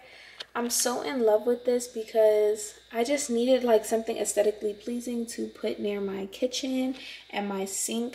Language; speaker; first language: English; native; English